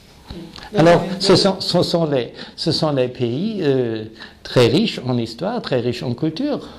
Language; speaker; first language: French; non-native, fluent; German